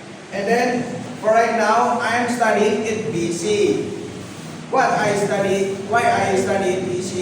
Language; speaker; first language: English; non-native, learner; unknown